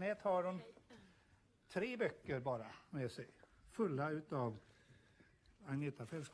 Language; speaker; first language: Swedish; native; Swedish